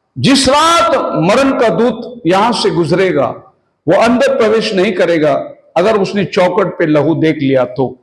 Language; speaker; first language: Hindi; non-native, local second language; Tamil